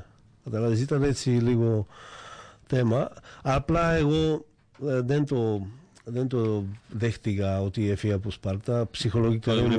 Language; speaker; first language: Greek; non-native, fluent; Slovak